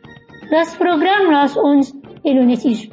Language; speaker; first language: German; non-native, learner; Indonesian